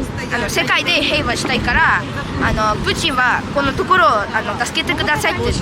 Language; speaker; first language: Japanese; non-native, learner; Russian